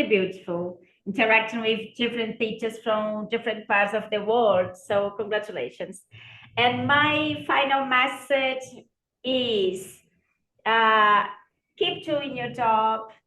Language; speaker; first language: English; non-native, fluent; Portuguese